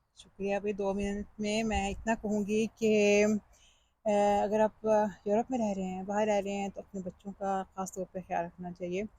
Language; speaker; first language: Urdu; early bilingual, heritage; Urdu